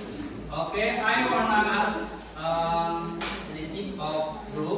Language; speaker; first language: English; non-native, learner; Indonesian